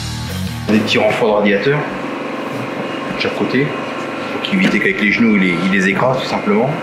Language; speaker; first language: French; native; French